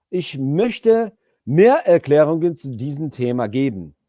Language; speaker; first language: German; non-native, fluent; Georgian